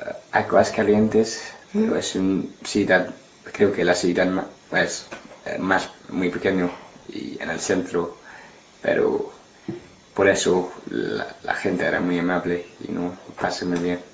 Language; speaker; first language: Spanish; non-native, learner; English